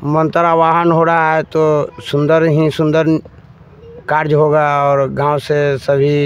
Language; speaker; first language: Hindi; native; Hindi